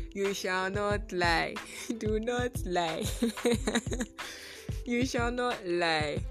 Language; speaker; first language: English; non-native, local second language; Yoruba